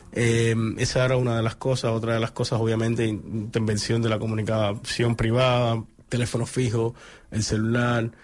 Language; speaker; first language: Spanish; native; Spanish